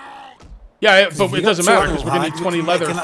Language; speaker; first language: English; native; English